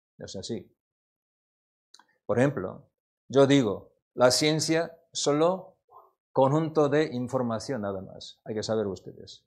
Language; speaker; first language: Spanish; non-native, learner; Korean